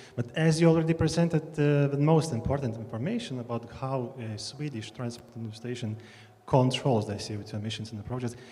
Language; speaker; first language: English; non-native, fluent; Lithuanian